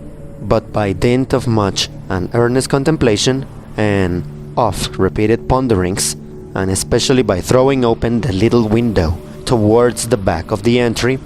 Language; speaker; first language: English; non-native, fluent; Spanish